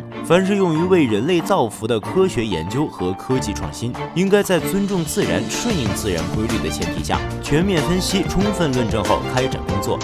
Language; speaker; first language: Chinese; native; Chinese